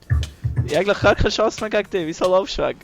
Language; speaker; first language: German; native; German